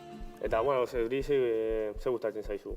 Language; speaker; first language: Basque; non-native, local second language; Spanish